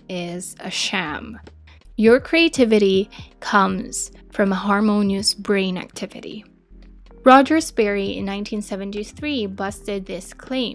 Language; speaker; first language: English; non-native, local second language; Filipino